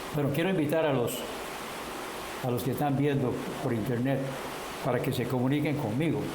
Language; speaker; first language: Spanish; non-native, local second language; English